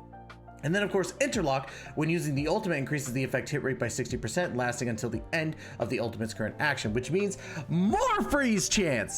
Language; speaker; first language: English; native; English